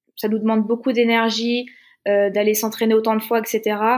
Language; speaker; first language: French; native; French